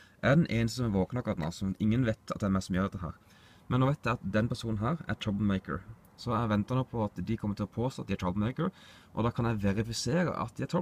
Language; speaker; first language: Norwegian; native; Norwegian